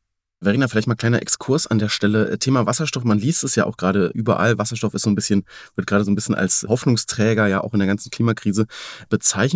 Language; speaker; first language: German; native; German